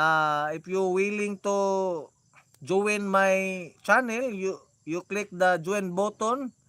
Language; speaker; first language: English; non-native, learner; Cebuano